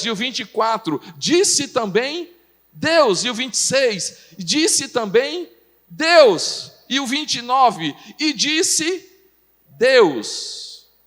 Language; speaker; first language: Portuguese; native; Portuguese